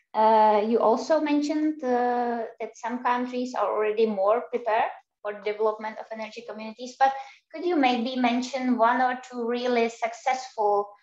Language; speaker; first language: English; non-native, fluent; Czech